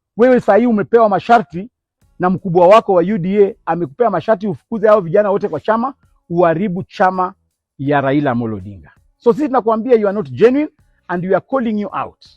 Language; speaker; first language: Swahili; non-native, local second language; Luyia